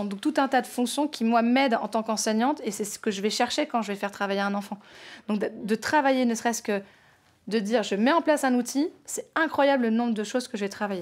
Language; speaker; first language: French; native; French